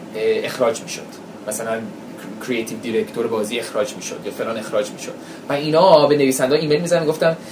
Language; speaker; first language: Persian; early bilingual, heritage; Persian